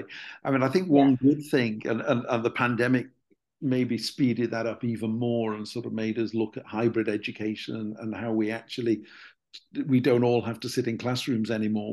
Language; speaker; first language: English; native; English